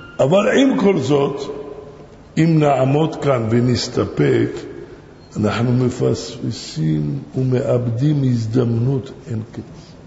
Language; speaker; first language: Hebrew; non-native, fluent; Arabic